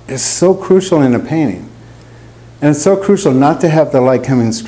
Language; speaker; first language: English; native; English